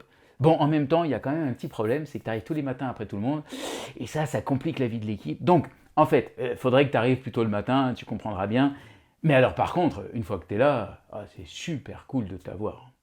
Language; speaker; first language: French; native; French